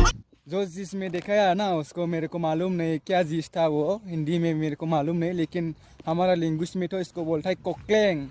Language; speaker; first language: Hindi; non-native, local second language; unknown